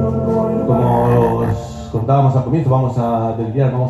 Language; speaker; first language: Spanish; native; Spanish